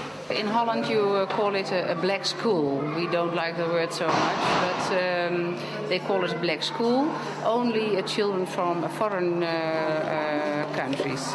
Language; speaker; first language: English; non-native, fluent; Dutch